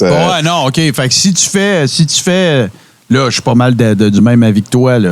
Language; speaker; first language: French; native; French